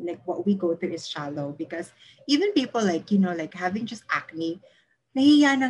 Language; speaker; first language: English; non-native, local second language; Cebuano